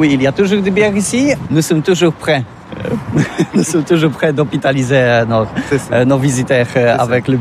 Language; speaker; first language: French; non-native, learner; Polish